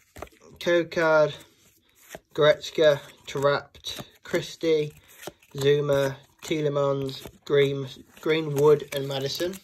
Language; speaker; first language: English; native; English